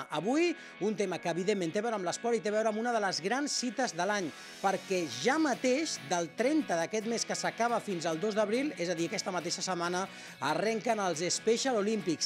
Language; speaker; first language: Catalan; native; Catalan